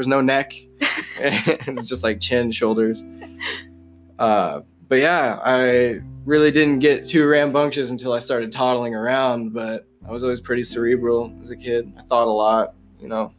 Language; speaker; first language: English; native; English